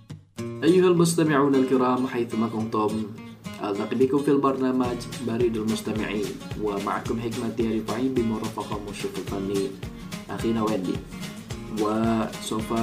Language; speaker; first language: Arabic; non-native, fluent; Indonesian